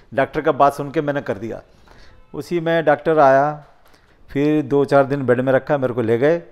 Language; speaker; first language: Hindi; native; Hindi